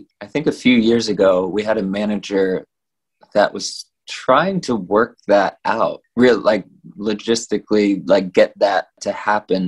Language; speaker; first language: English; native; English